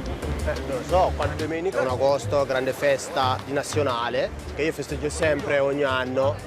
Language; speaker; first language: Italian; non-native, learner; Tigrinya